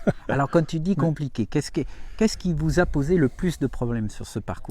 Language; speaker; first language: French; native; French